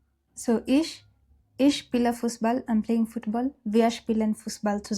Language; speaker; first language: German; non-native, fluent; English